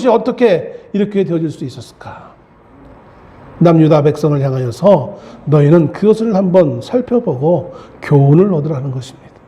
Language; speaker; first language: Korean; native; Korean